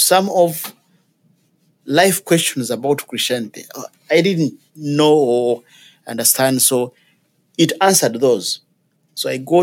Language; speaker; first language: English; non-native, local second language; Ganda